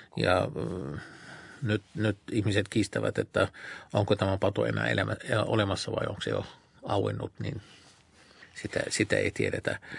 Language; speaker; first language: Finnish; non-native, fluent; Arabic